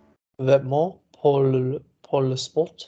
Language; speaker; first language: French; non-native, learner; English